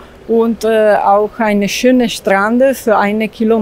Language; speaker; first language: German; non-native, learner; Italian